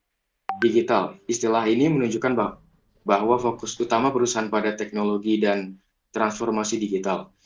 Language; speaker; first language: Indonesian; native; Indonesian